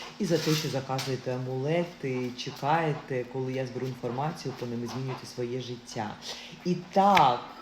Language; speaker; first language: Ukrainian; non-native, local second language; Russian